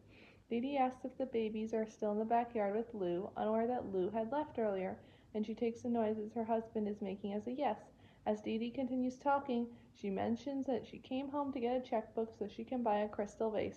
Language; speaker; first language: English; native; English